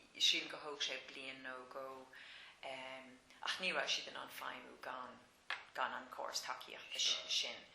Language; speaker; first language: Irish; non-native, local second language; English